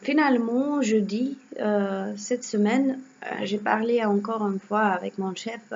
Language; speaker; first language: French; non-native, learner; Russian